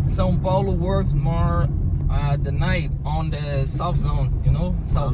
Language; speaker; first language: English; non-native, learner; Portuguese